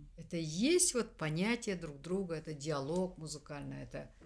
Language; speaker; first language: Russian; non-native, local second language; Kazakh